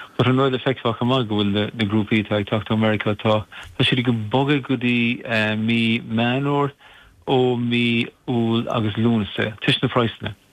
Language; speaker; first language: Irish; non-native, local second language; English